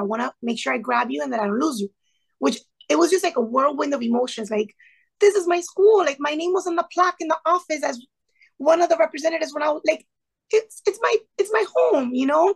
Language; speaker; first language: English; early bilingual, other home language; Spanish